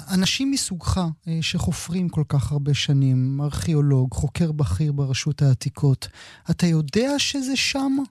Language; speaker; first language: Hebrew; native; Hebrew